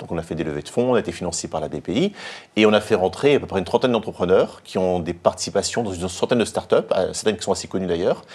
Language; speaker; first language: French; native; French